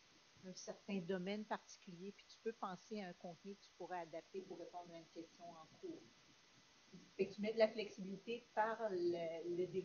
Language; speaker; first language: French; native; French